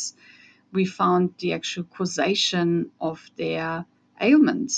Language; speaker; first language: English; non-native, fluent; German